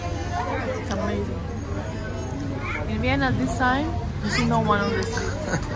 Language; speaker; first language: English; non-native, fluent; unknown